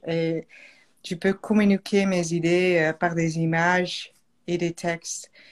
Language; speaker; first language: French; non-native, learner; Dutch